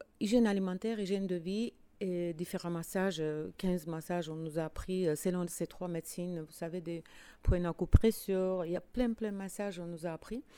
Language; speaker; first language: French; non-native, fluent; Armenian